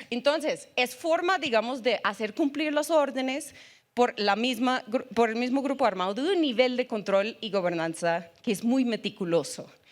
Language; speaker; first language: Spanish; non-native, fluent; English